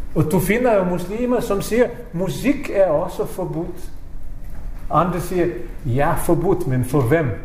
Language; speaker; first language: Danish; non-native, fluent; Bosnian